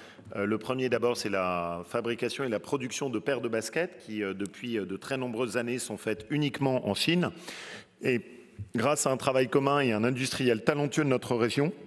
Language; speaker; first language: French; native; French